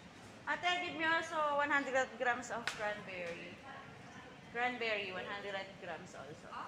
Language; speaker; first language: English; non-native, local second language; Filipino